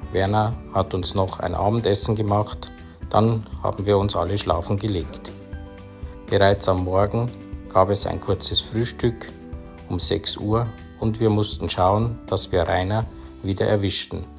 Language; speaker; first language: German; native; German